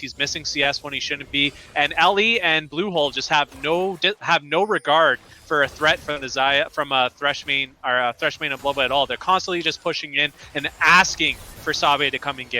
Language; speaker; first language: English; native; English